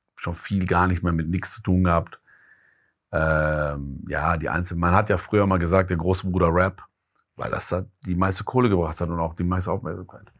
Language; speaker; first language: German; early bilingual, other home language; Persian